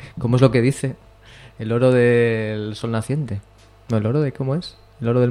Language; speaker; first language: Spanish; native; Spanish